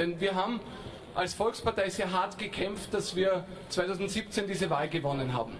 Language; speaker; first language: German; native; German